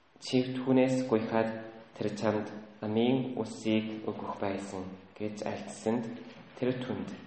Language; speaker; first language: Mongolian; native; Mongolian